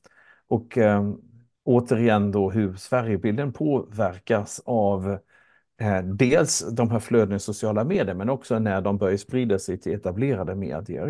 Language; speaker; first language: Swedish; native; Swedish